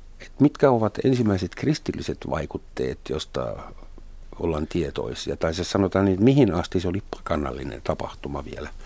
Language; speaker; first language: Finnish; non-native, fluent; German